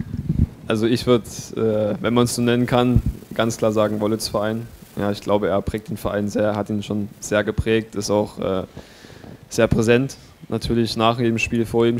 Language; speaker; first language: German; native; German